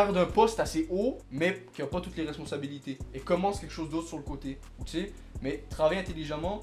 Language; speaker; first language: French; native; French